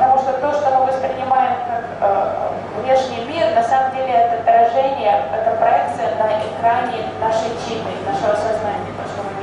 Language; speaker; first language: Russian; native; Russian